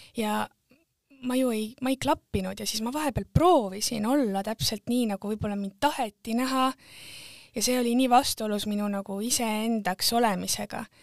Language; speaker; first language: Estonian; native; Estonian